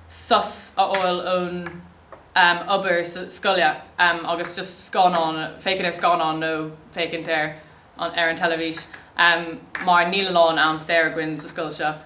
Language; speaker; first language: Irish; non-native, local second language; English